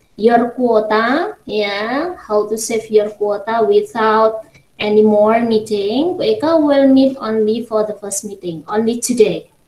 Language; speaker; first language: English; non-native, fluent; Indonesian